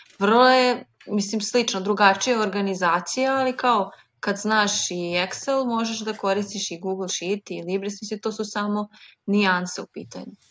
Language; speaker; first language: Serbian; native; Serbian